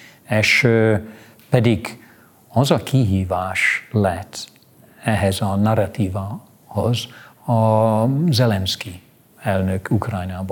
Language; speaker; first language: Hungarian; non-native, fluent; English